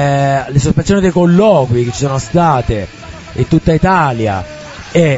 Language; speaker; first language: Italian; native; Italian